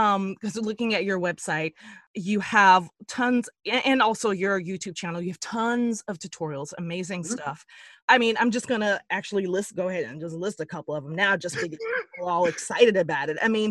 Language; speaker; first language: English; native; English